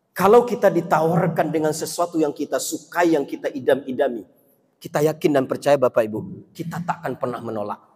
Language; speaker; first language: Indonesian; non-native, local second language; Minangkabau